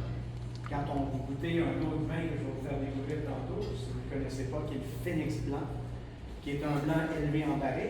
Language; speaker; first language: French; native; French